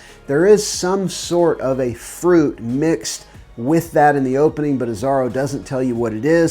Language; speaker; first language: English; native; English